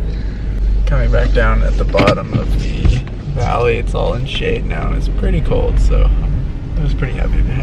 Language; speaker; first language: English; native; English